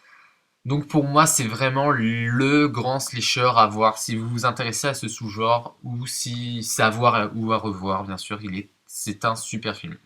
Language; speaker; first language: French; native; French